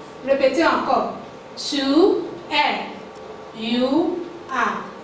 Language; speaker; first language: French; non-native, fluent; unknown